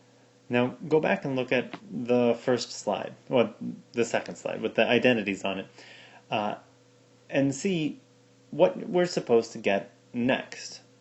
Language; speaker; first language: English; native; English